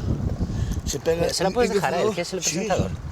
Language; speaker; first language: Spanish; native; Spanish